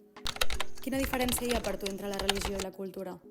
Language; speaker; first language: Catalan; native; Catalan